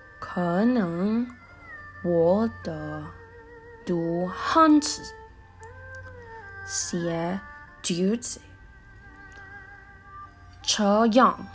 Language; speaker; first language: Chinese; non-native, learner; Spanish